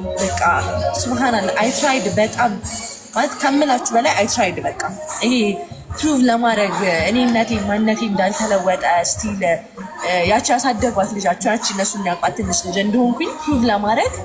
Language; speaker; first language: Amharic; native; Amharic